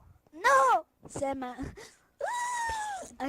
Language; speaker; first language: French; native; French